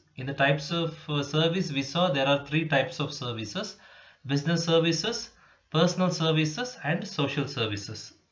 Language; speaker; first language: English; non-native, local second language; Kannada